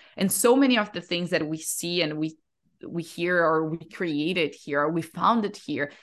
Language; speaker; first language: English; non-native, fluent; Portuguese